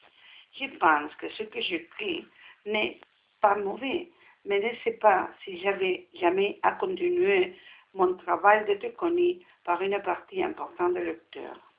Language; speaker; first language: French; non-native, learner; Spanish